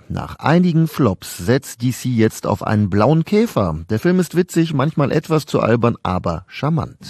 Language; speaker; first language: German; native; German